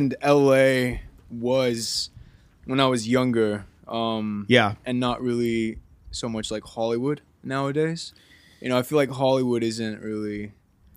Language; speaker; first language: English; native; English